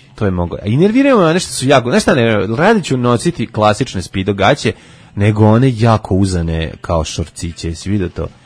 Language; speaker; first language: Serbian; native; Serbian